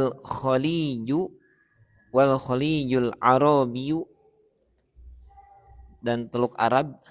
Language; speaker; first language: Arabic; non-native, learner; Indonesian